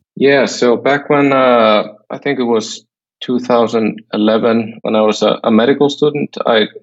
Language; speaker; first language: English; non-native, fluent; Icelandic